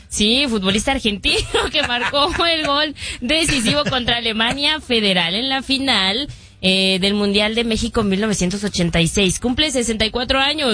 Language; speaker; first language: Spanish; native; Spanish